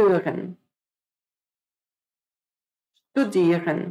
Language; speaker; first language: German; non-native, fluent; Croatian